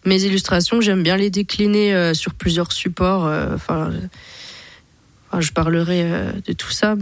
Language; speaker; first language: French; native; French